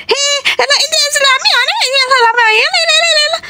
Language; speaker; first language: Arabic; native; Arabic